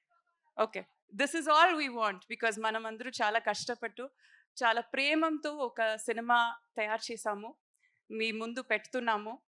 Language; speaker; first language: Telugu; non-native, learner; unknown